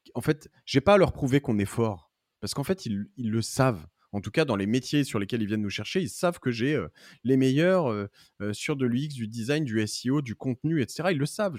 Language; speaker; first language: French; native; French